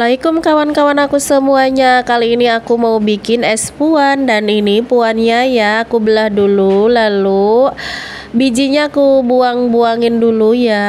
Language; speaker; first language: Indonesian; native; Indonesian